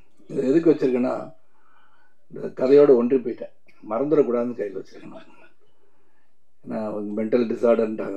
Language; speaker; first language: Tamil; native; Tamil